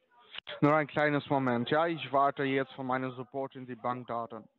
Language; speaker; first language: German; non-native, learner; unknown